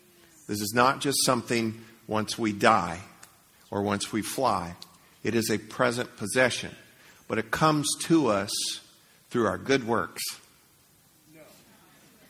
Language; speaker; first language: English; native; English